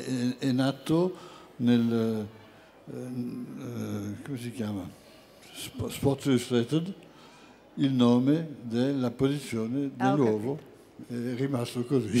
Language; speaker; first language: Italian; non-native, fluent; French